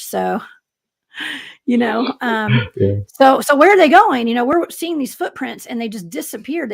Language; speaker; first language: English; native; English